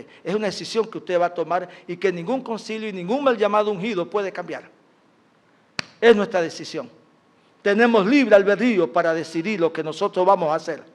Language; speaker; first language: Spanish; native; Spanish